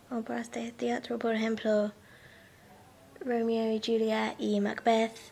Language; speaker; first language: Spanish; non-native, learner; English